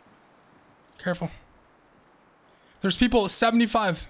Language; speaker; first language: English; native; English